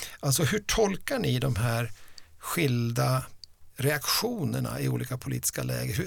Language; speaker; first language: Swedish; native; Swedish